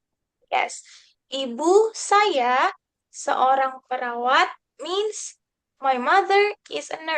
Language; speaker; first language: English; non-native, fluent; Indonesian